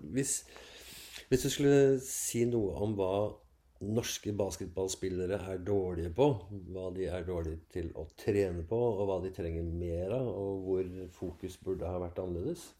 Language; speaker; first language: Norwegian; native; Norwegian